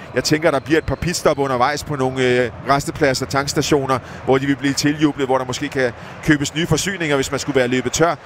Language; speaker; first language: Danish; native; Danish